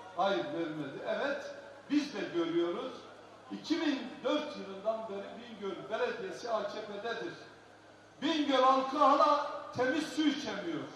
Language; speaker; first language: Turkish; non-native, local second language; Kurdish